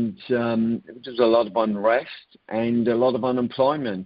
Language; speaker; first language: English; native; English